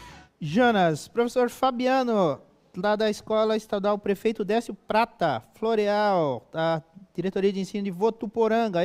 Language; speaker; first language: Portuguese; native; Portuguese